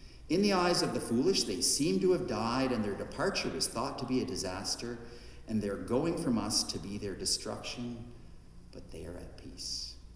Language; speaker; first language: English; native; English